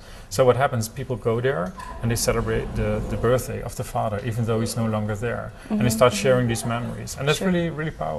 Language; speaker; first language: English; non-native, fluent; Dutch